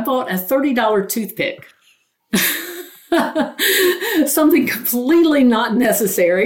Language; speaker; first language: English; native; English